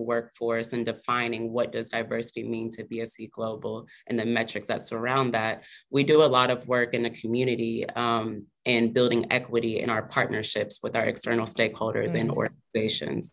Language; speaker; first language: English; native; English